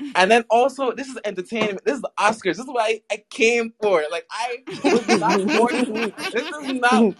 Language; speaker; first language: English; native; English